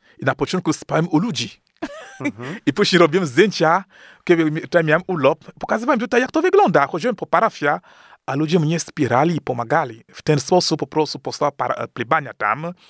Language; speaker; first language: Polish; non-native, fluent; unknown